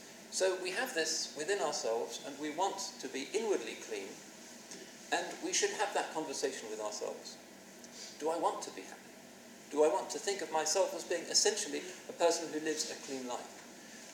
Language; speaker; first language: English; native; English